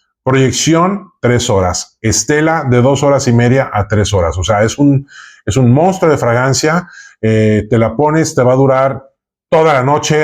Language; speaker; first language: Spanish; native; Spanish